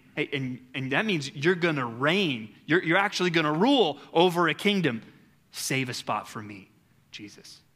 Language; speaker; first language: English; native; English